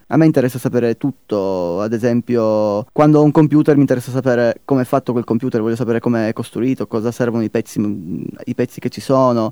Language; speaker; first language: Italian; native; Italian